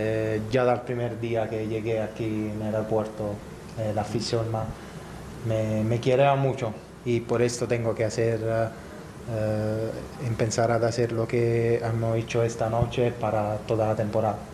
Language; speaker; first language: Spanish; non-native, fluent; Italian